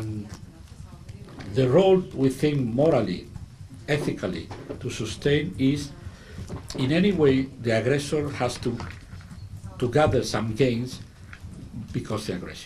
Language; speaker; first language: English; non-native, fluent; Spanish